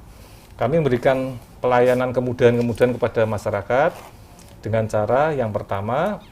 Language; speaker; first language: Indonesian; native; Indonesian